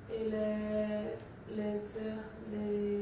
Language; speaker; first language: French; non-native, learner; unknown